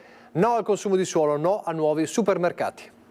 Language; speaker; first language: Italian; native; Italian